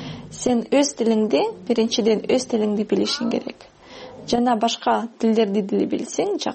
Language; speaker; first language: Kyrgyz; non-native, fluent; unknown